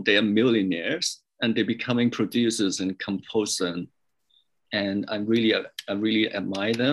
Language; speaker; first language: English; non-native, local second language; Cantonese